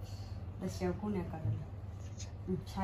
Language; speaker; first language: Chinese; non-native, learner; Nepali